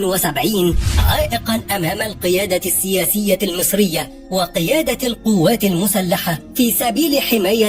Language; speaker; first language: Arabic; native; Arabic